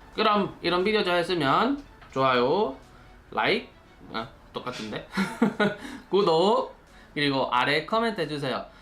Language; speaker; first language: Korean; non-native, learner; Spanish